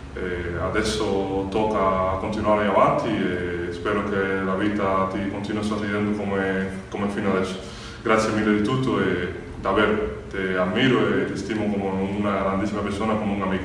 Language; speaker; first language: Italian; non-native, fluent; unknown